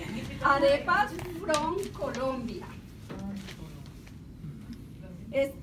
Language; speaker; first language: English; non-native, learner; Spanish